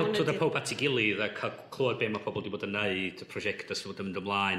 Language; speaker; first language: Welsh; native; Welsh